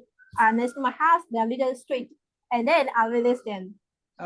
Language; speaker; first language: English; non-native, learner; Burmese